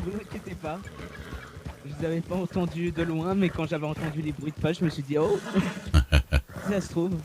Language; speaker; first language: French; native; French